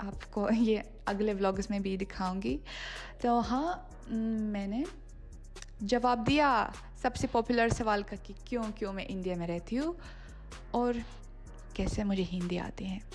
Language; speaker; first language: Hindi; non-native, fluent; Russian